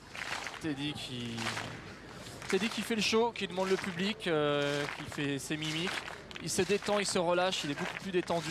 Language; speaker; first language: French; native; French